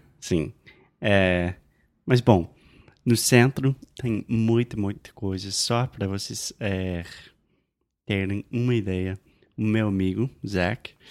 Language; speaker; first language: Portuguese; non-native, fluent; English